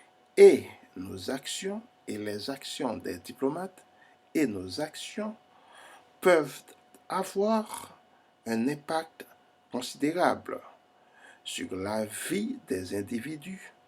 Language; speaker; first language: French; non-native, fluent; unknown